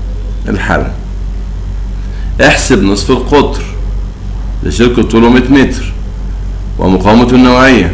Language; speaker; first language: Arabic; native; Arabic